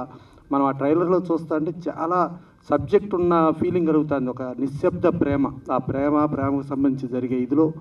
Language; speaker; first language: Telugu; native; Telugu